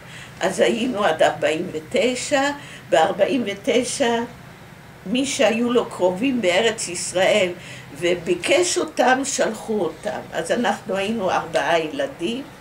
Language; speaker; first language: Hebrew; early bilingual, other home language; Dutch